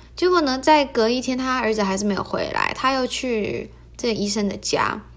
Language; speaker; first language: Chinese; early bilingual, heritage; Chinese